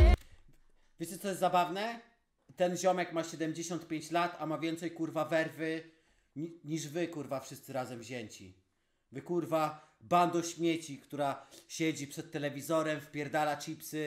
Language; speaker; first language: Polish; native; Polish